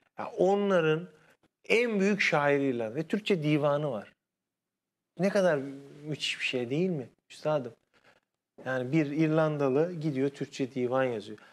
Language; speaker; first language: Turkish; native; Turkish